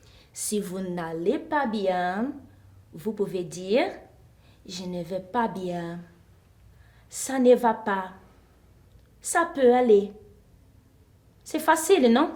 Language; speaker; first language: French; non-native, fluent; Portuguese